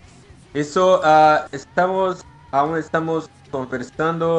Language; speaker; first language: Spanish; non-native, learner; Portuguese